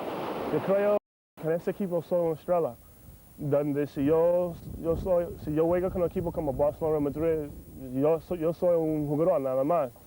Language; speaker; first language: Spanish; non-native, fluent; English